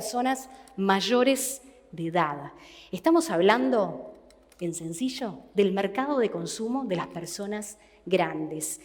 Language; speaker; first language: Spanish; native; Spanish